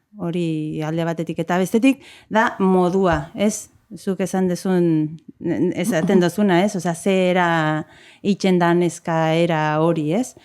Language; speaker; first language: Basque; non-native, fluent; Spanish